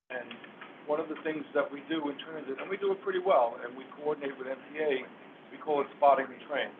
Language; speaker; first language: English; native; English